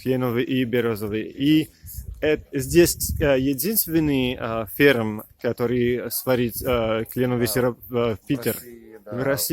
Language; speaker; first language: Russian; non-native, learner; French